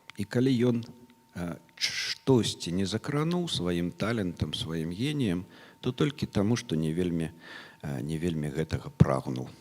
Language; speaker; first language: Belarusian; non-native, local second language; Russian